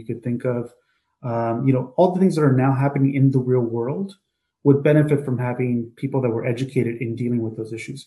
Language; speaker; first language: English; native; English